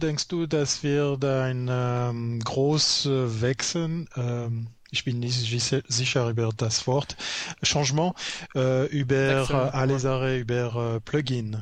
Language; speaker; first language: German; non-native, learner; French